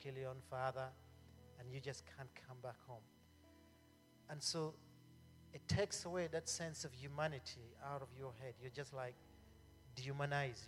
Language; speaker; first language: English; non-native, local second language; Acoli